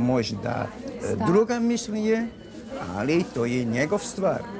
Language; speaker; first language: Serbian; non-native, learner; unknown